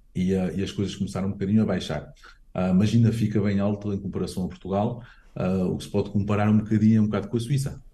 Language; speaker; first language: Portuguese; early bilingual, heritage; Portuguese